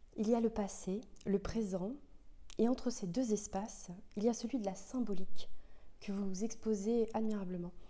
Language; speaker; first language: French; native; French